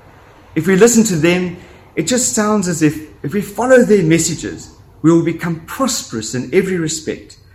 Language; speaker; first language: English; native; English